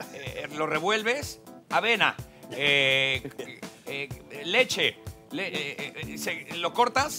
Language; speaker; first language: Spanish; native; Spanish